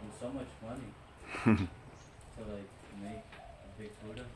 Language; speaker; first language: English; non-native, learner; Polish